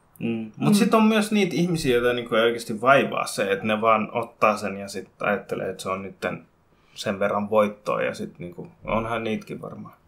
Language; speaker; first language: Finnish; early bilingual, other home language; Bangla